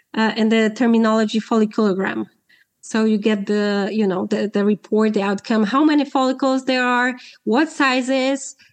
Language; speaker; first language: English; non-native, fluent; Polish